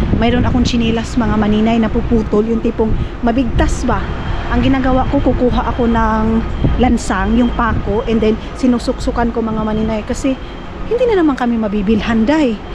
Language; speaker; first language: Filipino; non-native, local second language; Cebuano